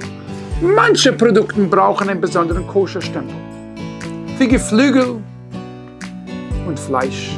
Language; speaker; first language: German; non-native, fluent; English